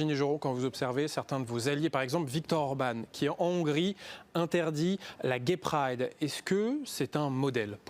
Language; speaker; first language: French; native; French